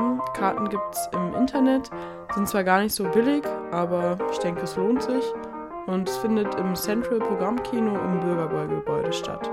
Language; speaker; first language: German; native; German